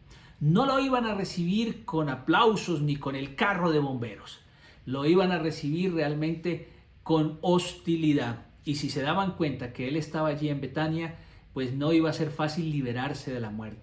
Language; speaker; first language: Spanish; native; Spanish